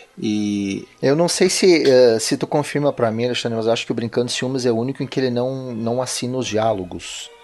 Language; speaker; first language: Portuguese; native; Portuguese